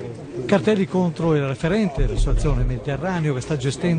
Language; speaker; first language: Italian; native; Italian